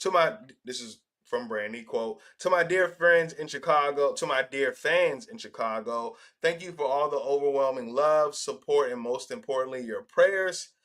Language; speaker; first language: English; native; English